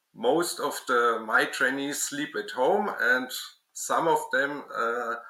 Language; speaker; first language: English; non-native, learner; German